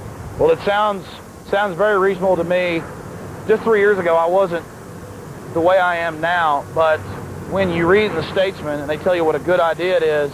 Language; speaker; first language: English; native; English